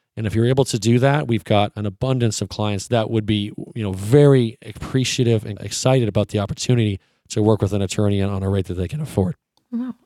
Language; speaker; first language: English; native; English